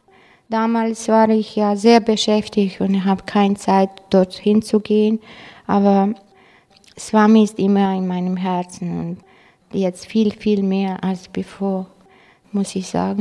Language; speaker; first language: German; non-native, fluent; Croatian